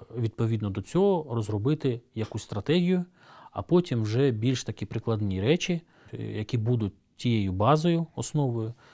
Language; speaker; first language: Ukrainian; non-native, local second language; Crimean Tatar